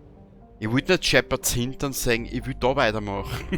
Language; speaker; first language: German; native; German